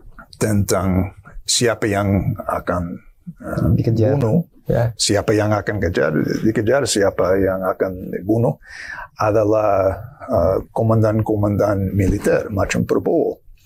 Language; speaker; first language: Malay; non-native, fluent; English